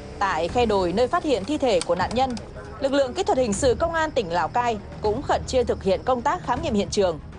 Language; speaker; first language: Vietnamese; native; Vietnamese